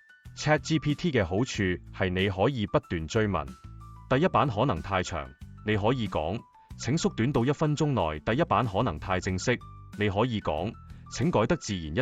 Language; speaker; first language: Cantonese; native; Cantonese